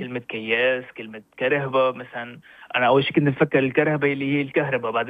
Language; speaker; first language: Arabic; native; Arabic